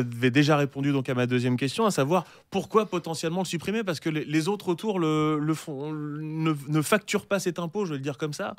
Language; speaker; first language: French; native; French